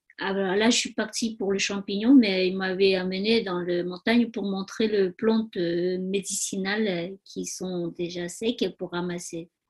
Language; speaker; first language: French; non-native, learner; Tibetan